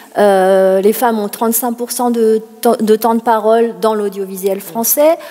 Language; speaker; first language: French; native; French